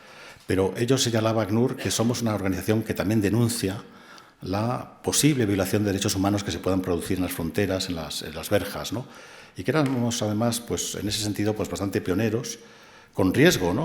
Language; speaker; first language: Spanish; native; Spanish